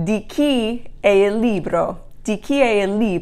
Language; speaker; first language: Italian; non-native, fluent; English